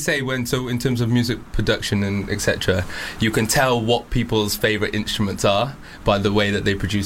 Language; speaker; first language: English; native; English